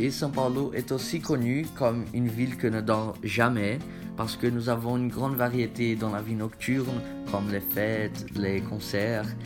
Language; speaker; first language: French; non-native, fluent; Portuguese